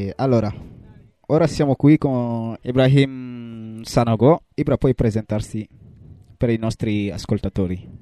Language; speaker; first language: Italian; non-native, fluent; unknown